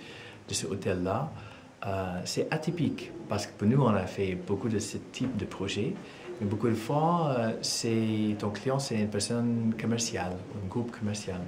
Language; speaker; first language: French; non-native, fluent; English